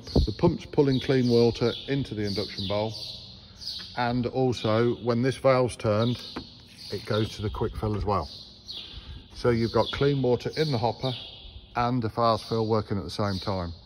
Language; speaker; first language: English; native; English